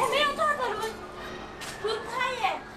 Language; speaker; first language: Chinese; early bilingual, other home language; Spanish